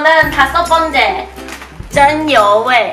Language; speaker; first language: Korean; non-native, learner; Chinese